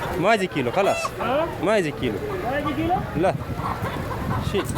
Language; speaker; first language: Arabic; non-native, learner; Bangla